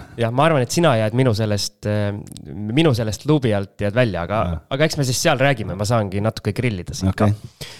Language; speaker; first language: Estonian; native; Estonian